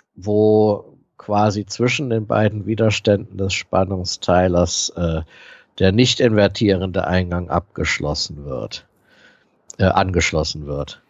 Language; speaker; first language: German; native; German